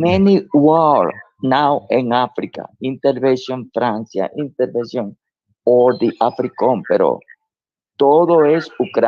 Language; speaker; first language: English; non-native, learner; Spanish